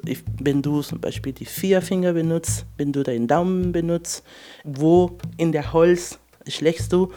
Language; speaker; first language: German; non-native, fluent; Spanish